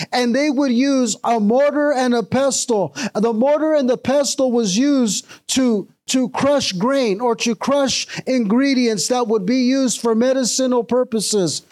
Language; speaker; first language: English; native; English